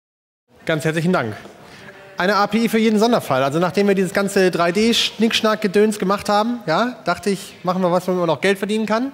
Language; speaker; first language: German; native; German